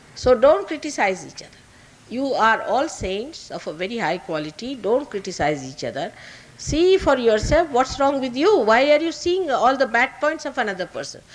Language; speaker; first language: English; non-native, local second language; Marathi